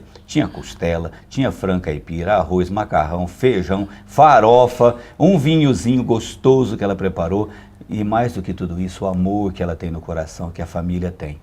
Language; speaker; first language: Portuguese; native; Portuguese